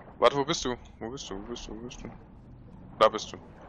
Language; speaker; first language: German; native; German